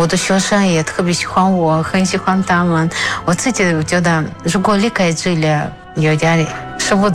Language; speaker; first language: Chinese; non-native, fluent; Russian